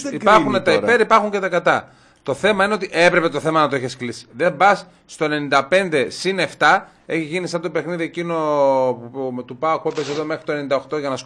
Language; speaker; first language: Greek; native; Greek